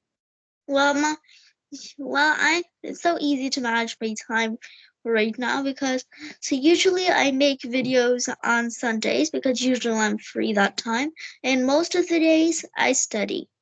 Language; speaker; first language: English; non-native, learner; Hindi